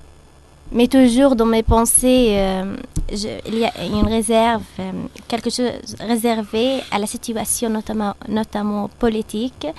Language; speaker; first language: French; non-native, fluent; Arabic